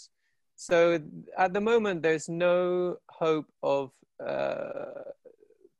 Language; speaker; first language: English; native; English